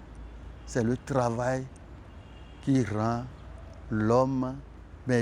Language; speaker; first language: French; non-native, local second language; Ewe